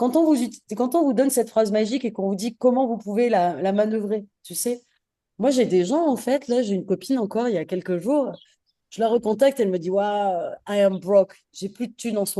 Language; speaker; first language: French; native; French